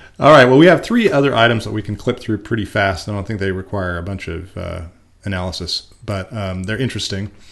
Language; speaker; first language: English; native; English